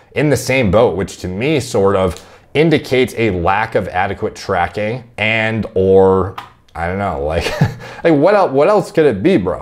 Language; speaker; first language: English; native; English